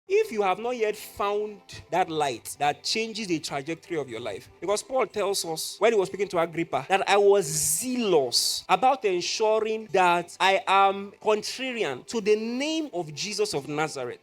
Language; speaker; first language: English; non-native, local second language; Yoruba